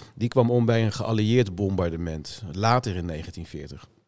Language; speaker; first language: Dutch; native; Dutch